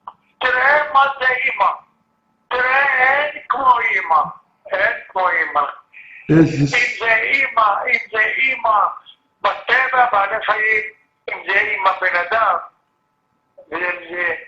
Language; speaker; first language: Hebrew; early bilingual, other home language; Arabic